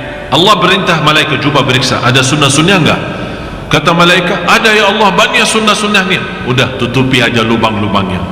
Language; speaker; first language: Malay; non-native, fluent; Arabic